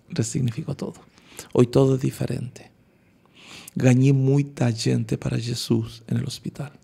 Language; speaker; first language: Portuguese; non-native, learner; Spanish